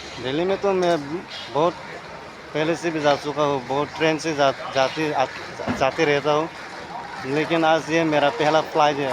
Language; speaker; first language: Hindi; non-native, local second language; Kok Borok